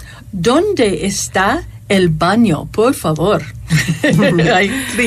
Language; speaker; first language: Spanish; non-native, learner; English